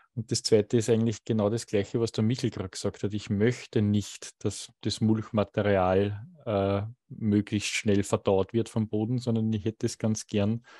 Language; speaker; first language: German; native; German